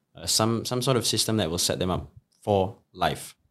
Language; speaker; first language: English; native; English